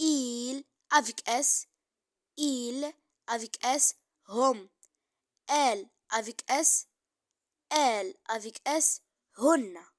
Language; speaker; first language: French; non-native, fluent; Arabic